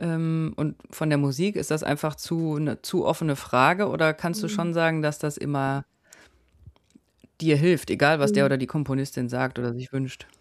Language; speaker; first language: German; native; German